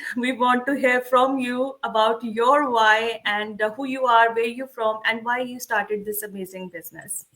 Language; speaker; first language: Urdu; native; Urdu